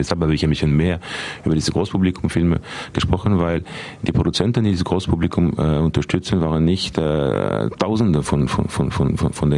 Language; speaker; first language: German; non-native, fluent; French